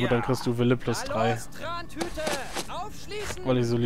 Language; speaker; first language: German; native; German